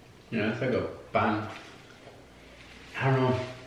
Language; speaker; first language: English; non-native, fluent; Spanish